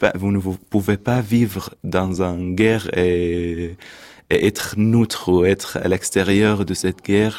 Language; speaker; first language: French; non-native, fluent; Arabic